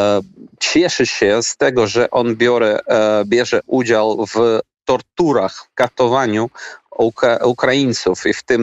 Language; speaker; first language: Polish; non-native, fluent; Ukrainian